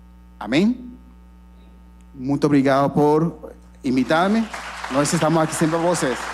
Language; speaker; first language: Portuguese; non-native, learner; Spanish